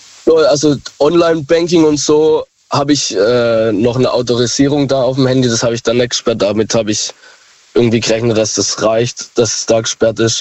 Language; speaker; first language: German; native; German